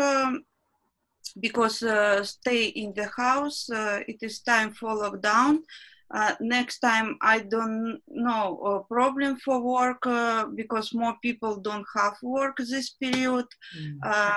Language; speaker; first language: English; non-native, learner; Russian